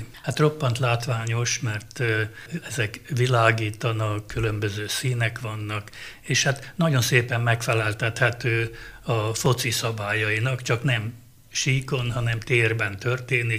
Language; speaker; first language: Hungarian; native; Hungarian